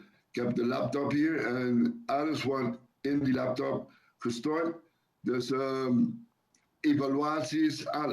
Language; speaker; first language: Dutch; non-native, local second language; Papiamento